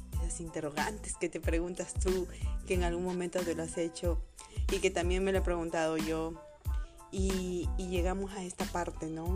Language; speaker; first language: Spanish; native; Spanish